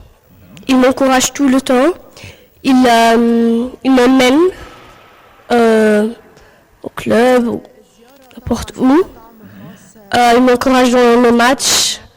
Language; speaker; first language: French; non-native, fluent; Arabic